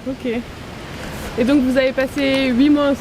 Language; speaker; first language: French; native; French